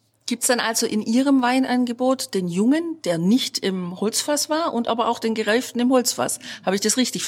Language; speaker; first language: German; native; German